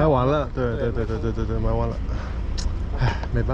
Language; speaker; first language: Chinese; non-native, fluent; English